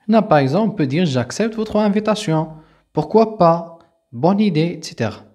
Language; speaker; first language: French; non-native, local second language; Arabic